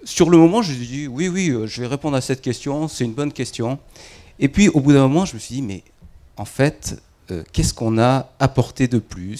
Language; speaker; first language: French; native; French